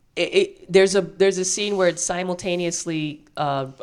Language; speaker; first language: English; native; English